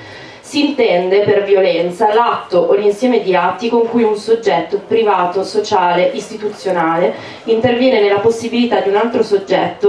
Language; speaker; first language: Italian; native; Italian